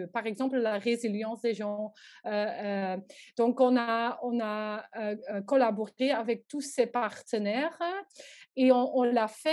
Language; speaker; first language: French; non-native, local second language; Dutch